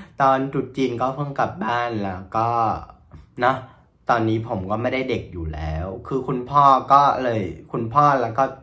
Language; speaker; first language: Thai; non-native, fluent; Vietnamese